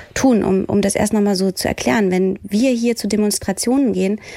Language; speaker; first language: German; early bilingual, other home language; Persian